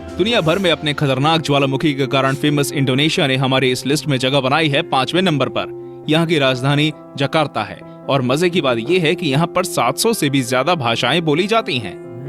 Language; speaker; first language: Hindi; native; Hindi